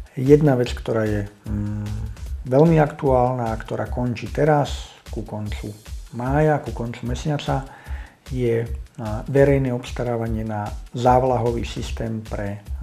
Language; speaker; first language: Slovak; native; Slovak